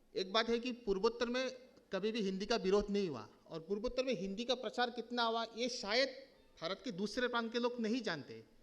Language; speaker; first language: Hindi; non-native, local second language; Assamese